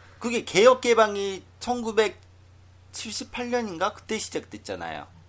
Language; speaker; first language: Korean; non-native, fluent; Chinese